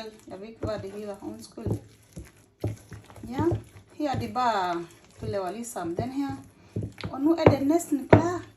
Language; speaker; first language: Danish; non-native, fluent; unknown